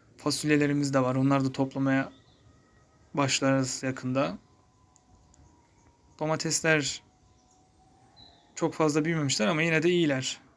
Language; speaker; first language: Turkish; native; Turkish